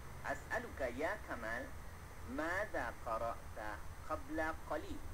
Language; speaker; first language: Arabic; non-native, fluent; Malay